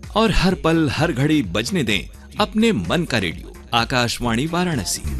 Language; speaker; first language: Hindi; native; Hindi